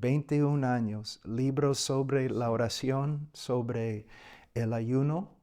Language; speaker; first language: Spanish; non-native, fluent; English